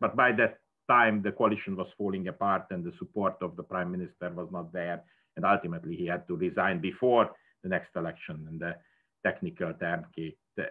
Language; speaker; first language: English; non-native, fluent; Hungarian